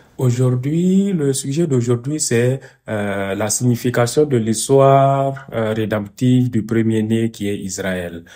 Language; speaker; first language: French; non-native, fluent; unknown